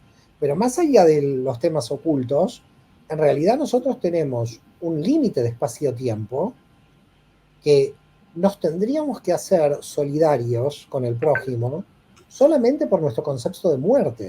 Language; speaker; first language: Spanish; native; Spanish